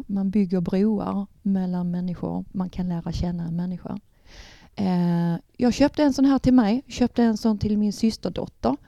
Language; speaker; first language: Swedish; native; Swedish